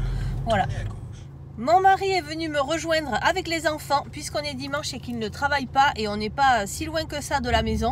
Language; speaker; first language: French; native; French